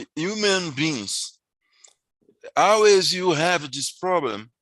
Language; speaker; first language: English; non-native, learner; Portuguese